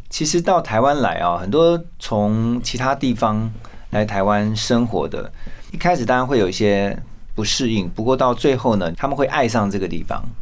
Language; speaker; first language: Chinese; native; Chinese